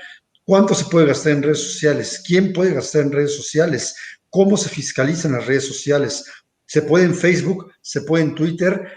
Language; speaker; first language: Spanish; native; Spanish